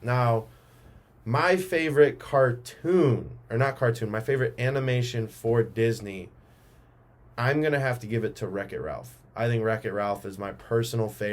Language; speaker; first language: English; native; English